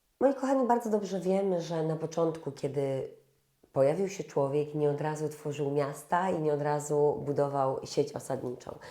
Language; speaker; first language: Polish; native; Polish